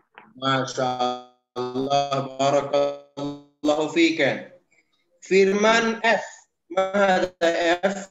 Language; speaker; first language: Arabic; non-native, fluent; Indonesian